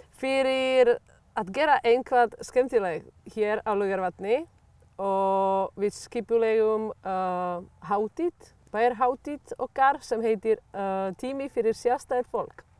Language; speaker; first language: Icelandic; non-native, learner; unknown